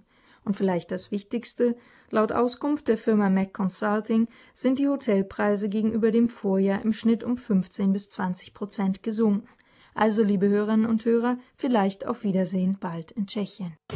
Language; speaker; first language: German; native; German